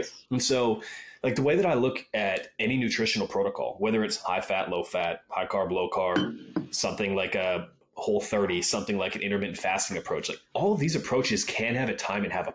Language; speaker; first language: English; native; English